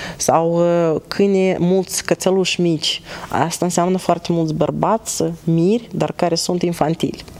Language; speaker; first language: Romanian; native; Romanian